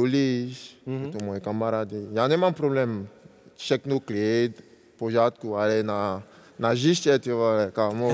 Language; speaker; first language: Czech; non-native, learner; French